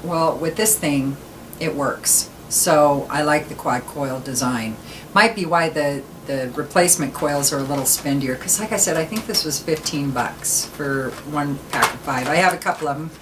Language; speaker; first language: English; native; English